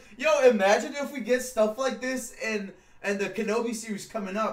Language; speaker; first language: English; native; English